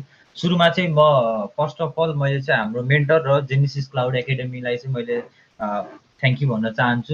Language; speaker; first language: Nepali; native; Nepali